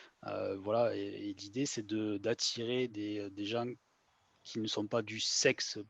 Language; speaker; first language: French; native; French